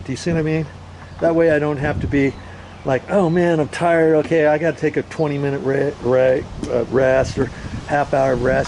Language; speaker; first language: English; native; English